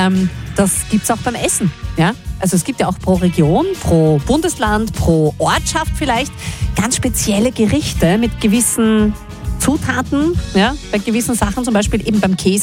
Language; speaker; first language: German; native; German